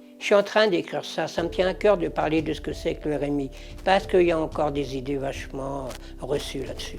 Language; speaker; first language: French; native; French